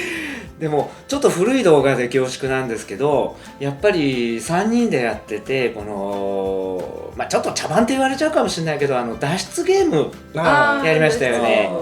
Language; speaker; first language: Japanese; native; Japanese